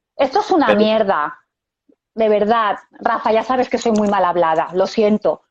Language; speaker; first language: Spanish; native; Spanish